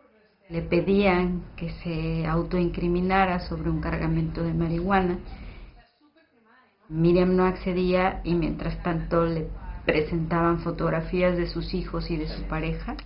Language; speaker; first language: Spanish; native; Spanish